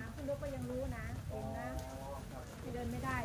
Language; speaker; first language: Thai; native; Thai